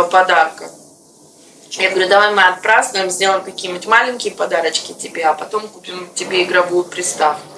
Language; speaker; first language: Russian; native; Russian